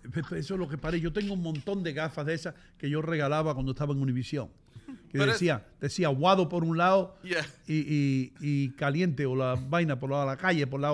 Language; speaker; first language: Spanish; native; Spanish